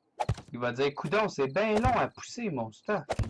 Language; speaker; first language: French; native; French